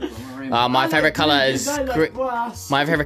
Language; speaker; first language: English; native; English